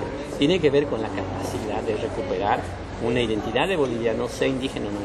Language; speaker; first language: Spanish; native; Spanish